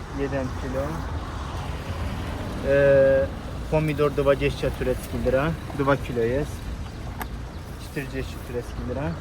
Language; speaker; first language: Polish; non-native, learner; Turkish